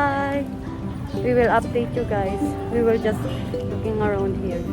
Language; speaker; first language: English; non-native, learner; Filipino